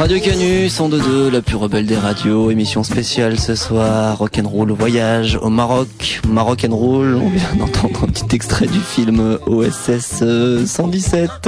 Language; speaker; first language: French; native; French